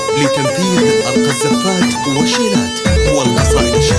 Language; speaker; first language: Arabic; native; Arabic